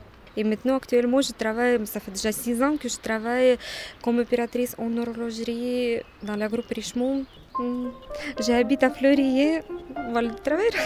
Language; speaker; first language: French; non-native, fluent; Russian